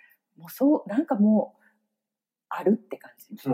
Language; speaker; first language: Japanese; native; Japanese